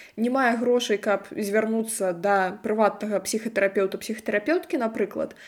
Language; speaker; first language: Belarusian; non-native, local second language; Russian